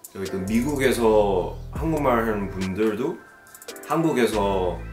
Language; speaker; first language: Korean; early bilingual, heritage; Korean